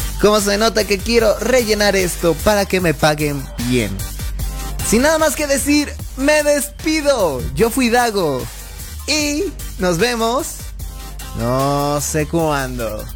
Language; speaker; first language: Spanish; native; Spanish